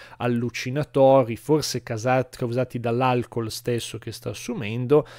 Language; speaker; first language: Italian; native; Italian